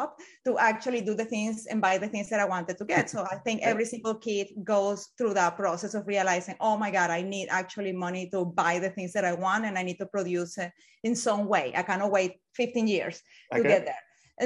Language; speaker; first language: English; non-native, fluent; Spanish